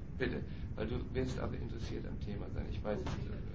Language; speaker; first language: German; native; German